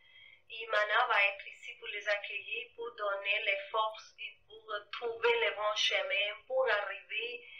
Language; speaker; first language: French; non-native, fluent; Spanish